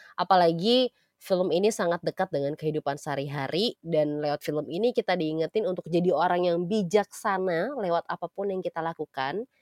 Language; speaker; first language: Indonesian; native; Indonesian